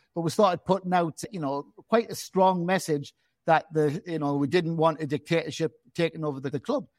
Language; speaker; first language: English; native; English